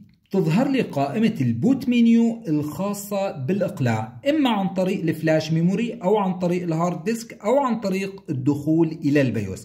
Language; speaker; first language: Arabic; native; Arabic